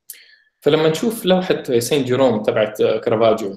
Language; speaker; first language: Arabic; native; Arabic